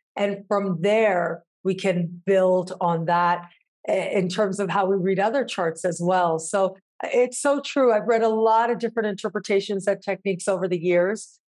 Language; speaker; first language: English; native; English